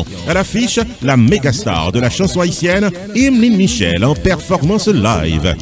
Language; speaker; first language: French; non-native, local second language; Haitian Creole